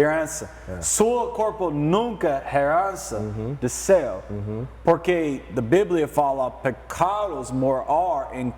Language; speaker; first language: Portuguese; non-native, learner; English